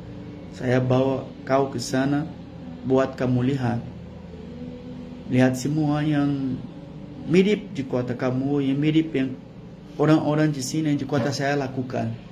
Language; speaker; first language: Indonesian; non-native, fluent; Portuguese